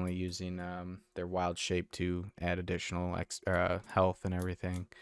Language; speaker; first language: English; native; English